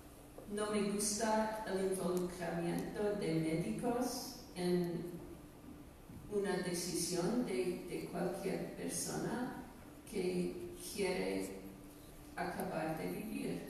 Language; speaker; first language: Spanish; non-native, fluent; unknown